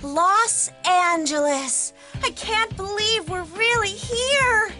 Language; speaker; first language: English; native; English